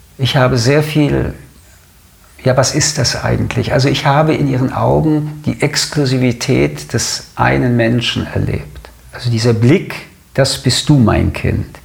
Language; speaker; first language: German; early bilingual, other home language; French